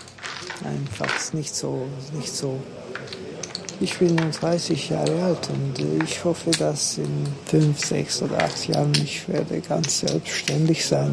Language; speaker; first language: German; non-native, learner; Hungarian